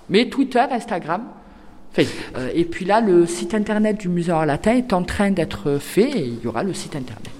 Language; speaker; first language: French; native; French